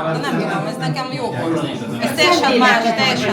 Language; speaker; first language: Hungarian; non-native, learner; Russian